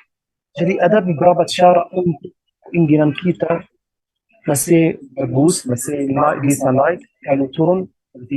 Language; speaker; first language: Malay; non-native, learner; Arabic